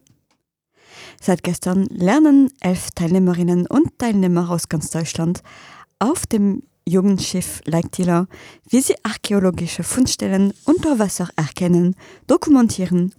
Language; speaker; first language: German; non-native, fluent; French